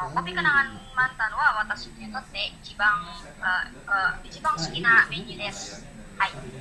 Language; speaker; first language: Japanese; non-native, learner; Indonesian